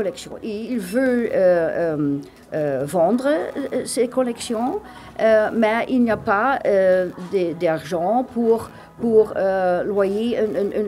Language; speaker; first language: French; non-native, learner; English